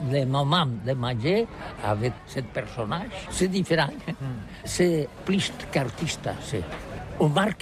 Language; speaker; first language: French; non-native, local second language; Catalan